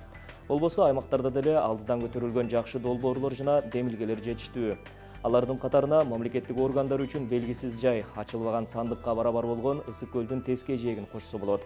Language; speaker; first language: Kyrgyz; native; Kyrgyz